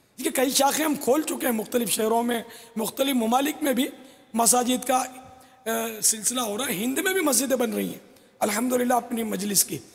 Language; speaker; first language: Urdu; non-native, local second language; Memoni